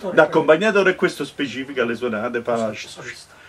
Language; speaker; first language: Italian; native; Italian